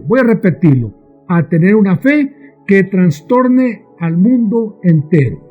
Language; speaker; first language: Spanish; native; Spanish